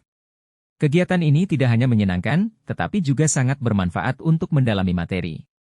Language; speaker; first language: Indonesian; native; Indonesian